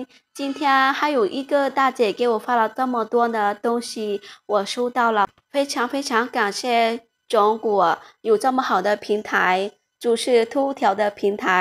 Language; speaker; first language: Chinese; non-native, fluent; Lao